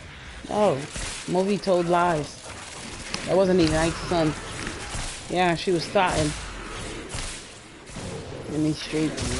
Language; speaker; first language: English; native; English